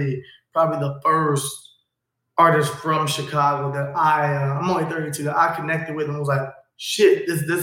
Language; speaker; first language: English; native; English